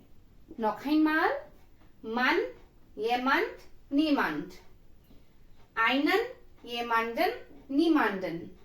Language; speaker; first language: German; non-native, fluent; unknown